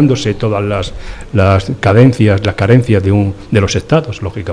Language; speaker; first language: Spanish; native; Spanish